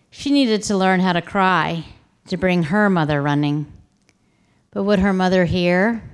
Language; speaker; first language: English; early bilingual, other home language; Spanish